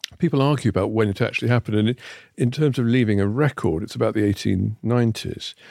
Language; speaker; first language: English; native; English